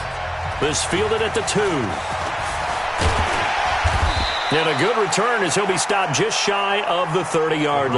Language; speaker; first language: English; native; English